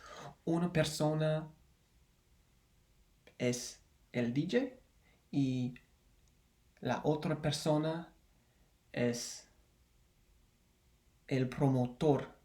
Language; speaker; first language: Spanish; non-native, learner; English